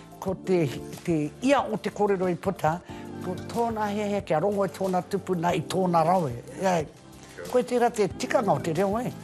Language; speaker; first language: Māori; native; Māori